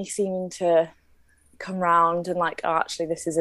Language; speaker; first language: English; native; English